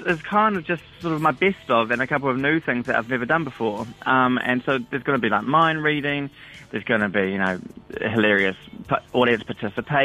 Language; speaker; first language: English; native; English